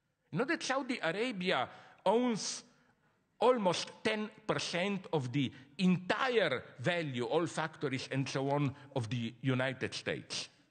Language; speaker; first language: English; non-native, fluent; Slovenian